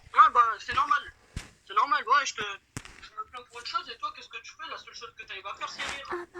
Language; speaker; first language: French; native; French